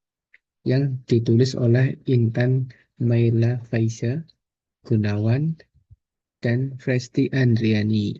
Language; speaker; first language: Indonesian; native; Indonesian